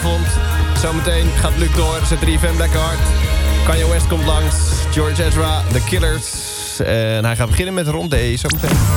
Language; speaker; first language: Dutch; native; Dutch